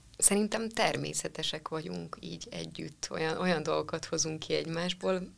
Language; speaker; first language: Hungarian; early bilingual, other home language; Russian